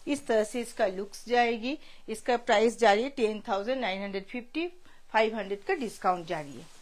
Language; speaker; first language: Hindi; non-native, local second language; Bangla